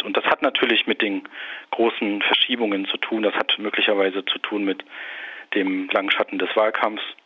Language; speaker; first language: German; native; German